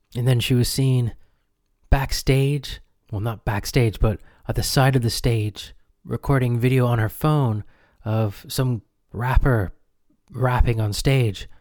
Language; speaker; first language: English; native; English